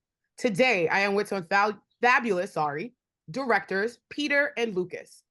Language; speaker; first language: English; native; English